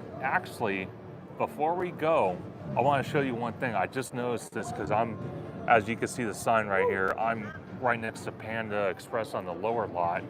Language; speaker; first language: English; native; English